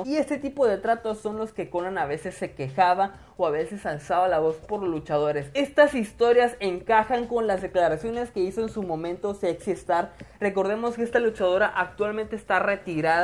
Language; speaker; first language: Spanish; native; Spanish